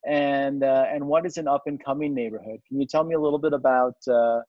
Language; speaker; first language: English; native; English